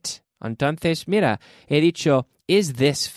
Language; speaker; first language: Spanish; non-native, fluent; English